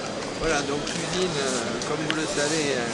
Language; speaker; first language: French; native; French